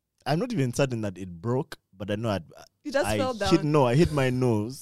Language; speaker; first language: English; non-native, local second language; Ganda